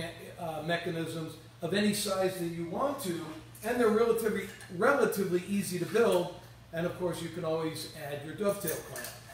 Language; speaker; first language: English; native; English